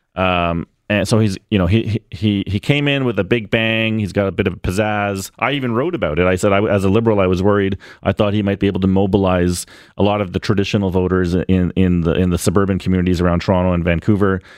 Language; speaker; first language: English; native; English